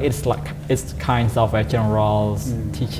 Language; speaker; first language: English; non-native, fluent; Khmer